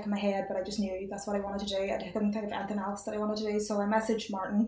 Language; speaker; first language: English; native; English